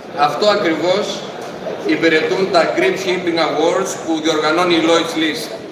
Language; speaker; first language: Greek; native; Greek